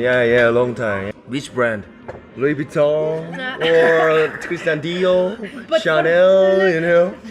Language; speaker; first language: English; non-native, learner; Korean